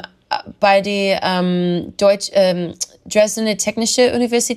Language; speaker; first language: German; non-native, learner; English